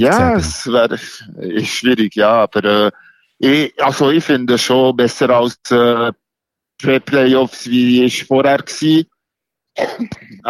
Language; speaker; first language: German; non-native, local second language; French